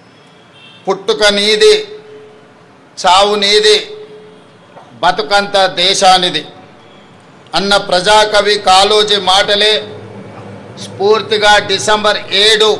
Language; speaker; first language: Telugu; native; Telugu